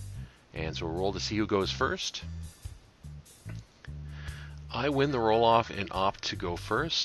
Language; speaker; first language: English; native; English